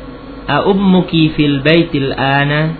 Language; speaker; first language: Arabic; non-native, fluent; Indonesian